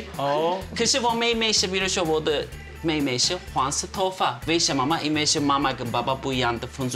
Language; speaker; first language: Chinese; non-native, fluent; Turkish